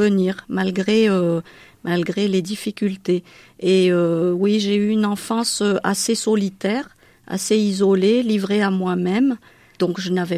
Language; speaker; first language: French; non-native, local second language; Malagasy